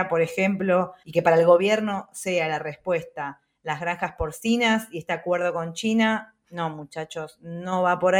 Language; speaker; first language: Spanish; native; Spanish